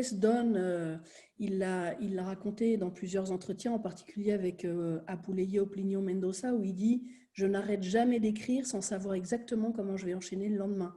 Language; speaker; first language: French; native; French